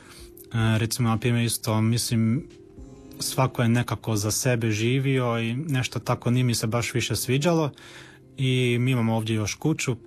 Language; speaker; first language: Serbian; early bilingual, heritage; Croatian